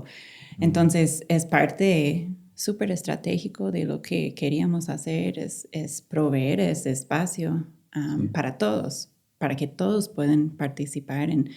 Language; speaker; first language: Spanish; non-native, fluent; English